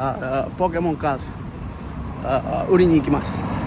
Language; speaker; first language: Japanese; non-native, fluent; Nepali